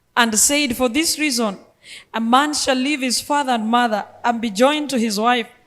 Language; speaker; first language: English; non-native, local second language; Luo (Kenya and Tanzania)